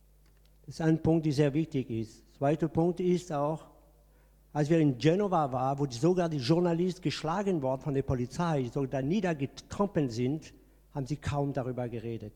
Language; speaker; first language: German; non-native, fluent; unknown